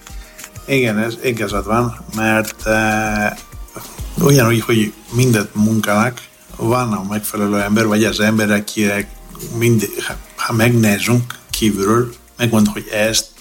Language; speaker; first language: Hungarian; non-native, fluent; Greek